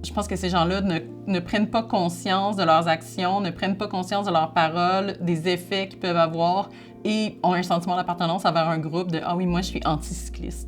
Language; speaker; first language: French; native; French